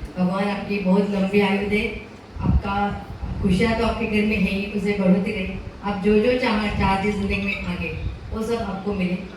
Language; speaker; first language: Hindi; non-native, local second language; Marathi